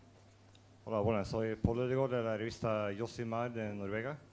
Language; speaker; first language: Spanish; non-native, fluent; Norwegian